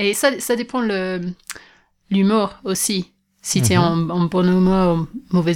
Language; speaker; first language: French; non-native, fluent; English